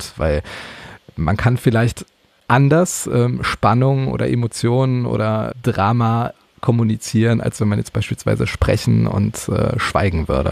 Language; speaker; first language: German; native; German